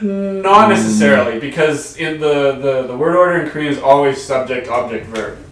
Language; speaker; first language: English; native; English